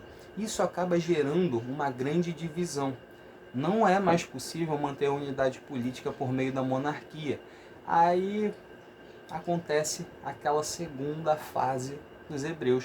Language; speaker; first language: Portuguese; native; Portuguese